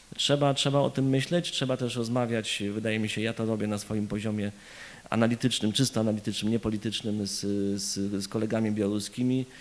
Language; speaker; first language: Polish; native; Polish